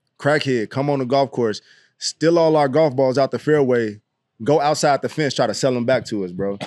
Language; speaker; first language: English; native; English